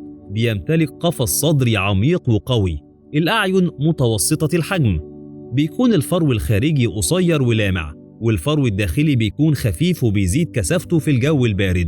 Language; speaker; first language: Arabic; native; Arabic